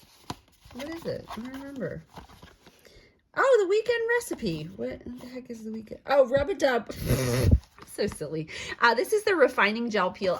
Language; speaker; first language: English; native; English